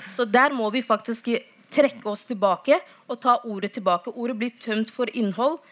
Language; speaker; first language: Norwegian; non-native, fluent; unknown